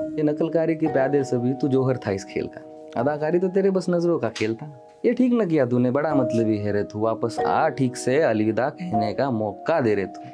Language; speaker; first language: Hindi; non-native, local second language; Marathi